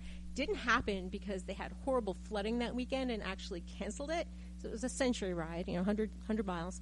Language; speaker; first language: English; native; English